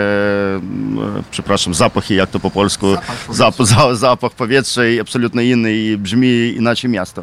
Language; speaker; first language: Polish; non-native, fluent; Ukrainian